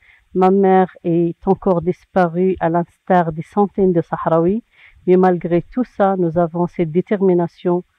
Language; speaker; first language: French; non-native, local second language; Arabic